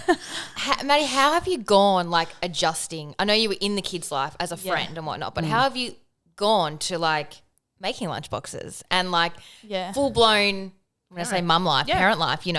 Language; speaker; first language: English; native; English